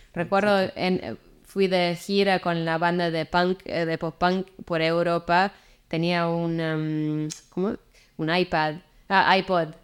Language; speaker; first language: Spanish; non-native, fluent; English